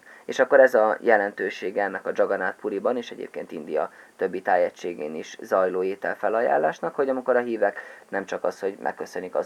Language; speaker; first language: Hungarian; native; Hungarian